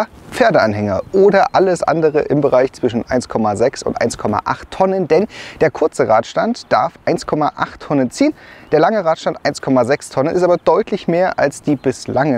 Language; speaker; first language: German; native; German